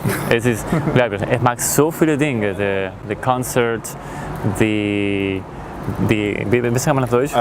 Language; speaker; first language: German; non-native, learner; Spanish